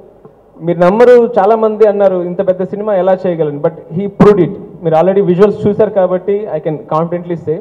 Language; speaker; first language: Telugu; native; Telugu